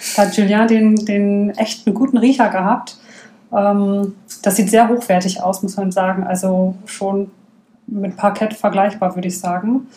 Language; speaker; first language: German; native; German